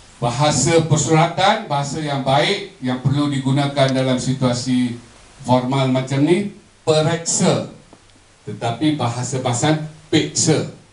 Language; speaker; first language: Malay; native; Malay